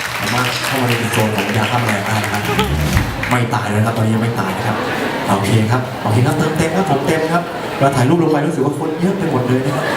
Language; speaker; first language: Thai; native; Thai